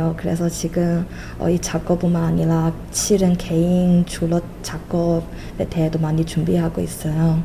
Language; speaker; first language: Korean; non-native, fluent; Chinese